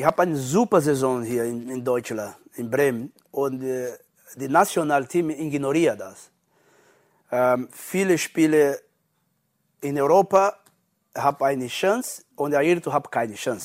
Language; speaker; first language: German; non-native, learner; Portuguese